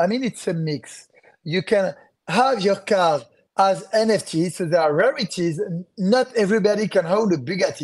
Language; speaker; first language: English; non-native, fluent; French